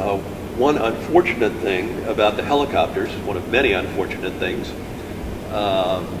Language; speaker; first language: English; native; English